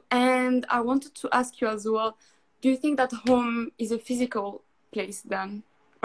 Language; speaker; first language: English; non-native, fluent; Arabic